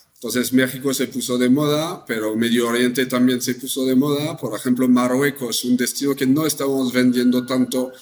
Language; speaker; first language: Spanish; non-native, fluent; French